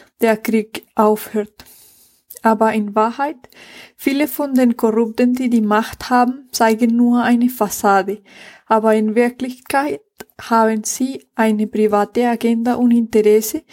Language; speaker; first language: German; non-native, fluent; Spanish